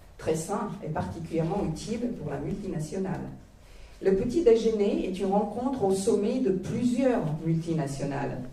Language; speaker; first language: French; non-native, fluent; Croatian